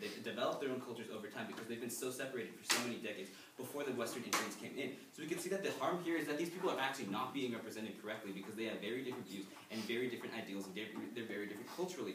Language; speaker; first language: English; native; English